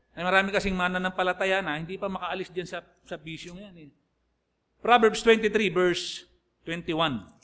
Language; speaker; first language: Filipino; non-native, local second language; Bikol